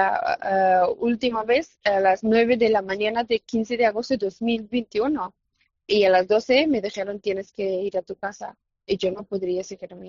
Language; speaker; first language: Spanish; non-native, fluent; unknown